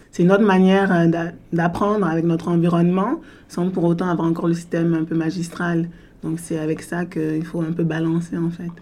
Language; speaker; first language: French; native; French